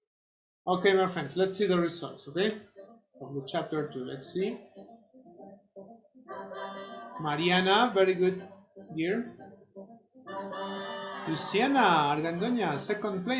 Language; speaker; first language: English; non-native, fluent; Spanish